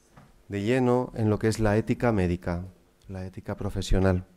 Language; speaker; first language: Spanish; native; Spanish